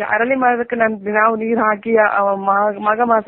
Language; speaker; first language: Kannada; native; Kannada